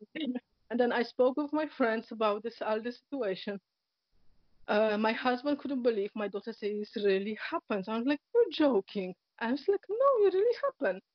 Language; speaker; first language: English; non-native, learner; Polish